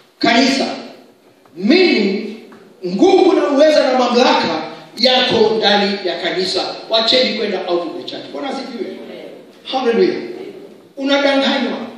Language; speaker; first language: Swahili; non-native, local second language; Kikuyu